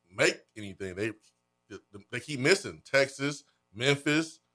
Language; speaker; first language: English; native; English